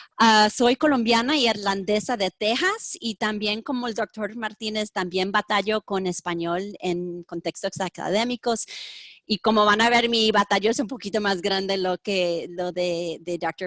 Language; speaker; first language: Spanish; early bilingual, heritage; Spanish